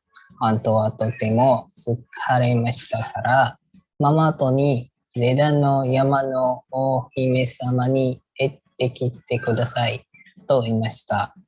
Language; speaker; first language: Japanese; non-native, learner; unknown